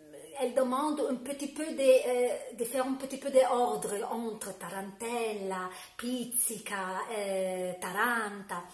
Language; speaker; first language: French; non-native, fluent; Italian